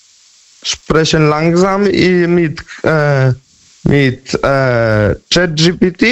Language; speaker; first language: German; non-native, learner; Polish